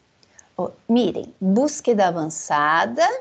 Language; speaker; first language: Spanish; non-native, fluent; Portuguese